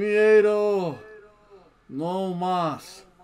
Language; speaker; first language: Spanish; non-native, learner; English